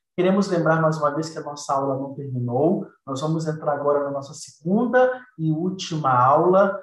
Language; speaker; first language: Portuguese; native; Portuguese